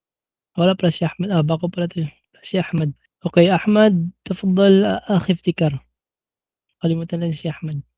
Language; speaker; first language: Arabic; non-native, fluent; Filipino